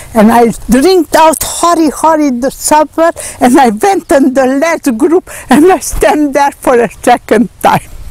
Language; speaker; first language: English; non-native, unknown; Hungarian